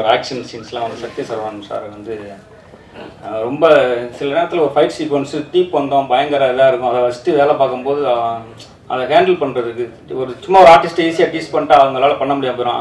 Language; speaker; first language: Tamil; native; Tamil